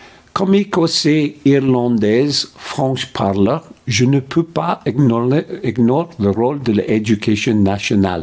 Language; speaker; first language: French; non-native, fluent; English